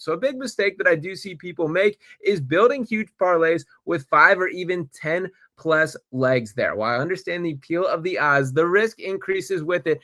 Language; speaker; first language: English; native; English